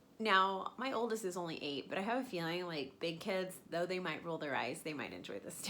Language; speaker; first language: English; native; English